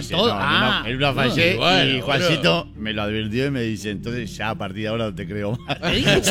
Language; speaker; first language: Spanish; native; Spanish